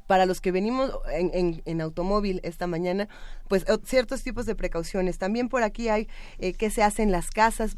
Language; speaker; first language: Spanish; native; Spanish